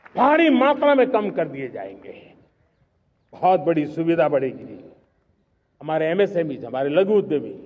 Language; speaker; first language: Hindi; non-native, local second language; Gujarati